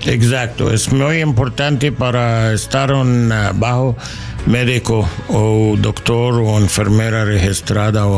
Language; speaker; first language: Spanish; non-native, learner; English